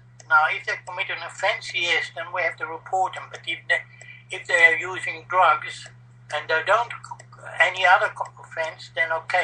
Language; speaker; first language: English; non-native, fluent; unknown